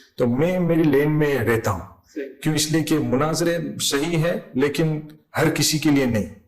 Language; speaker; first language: Urdu; non-native, fluent; English